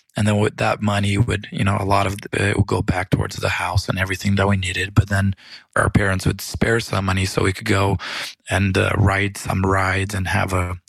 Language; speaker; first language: English; early bilingual, other home language; Romanian